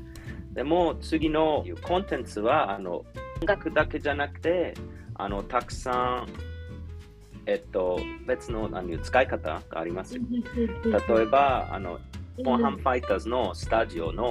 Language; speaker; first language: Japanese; non-native, learner; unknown